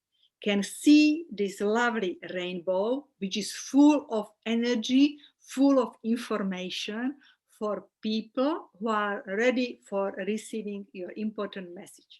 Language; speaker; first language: English; non-native, fluent; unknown